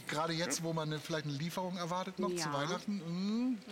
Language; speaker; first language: German; native; German